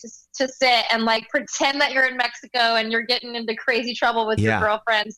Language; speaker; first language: English; native; English